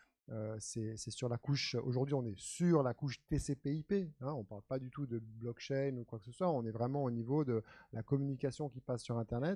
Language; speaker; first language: French; native; French